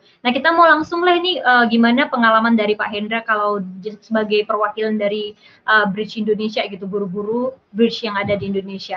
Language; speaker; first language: Indonesian; native; Indonesian